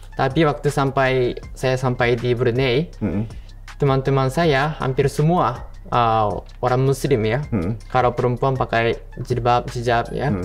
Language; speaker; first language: Indonesian; non-native, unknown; Japanese